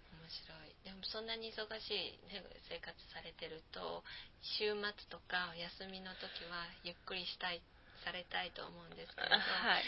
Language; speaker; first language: Japanese; native; Japanese